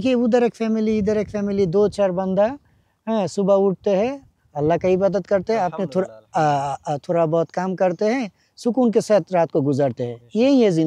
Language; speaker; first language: Hindi; non-native, fluent; Bangla